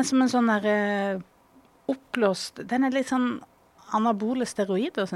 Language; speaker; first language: Norwegian; native; Norwegian